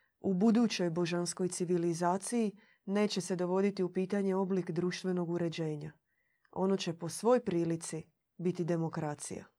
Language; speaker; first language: Croatian; native; Croatian